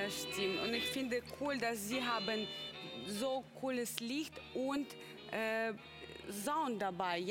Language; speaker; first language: German; non-native, learner; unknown